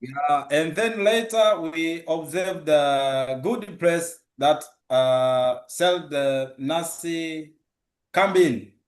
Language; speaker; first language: English; non-native, local second language; Swahili